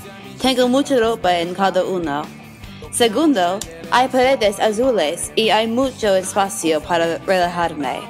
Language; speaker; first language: Spanish; non-native, learner; English